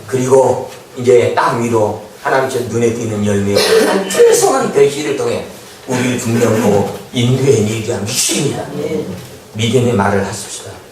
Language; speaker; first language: Korean; native; Korean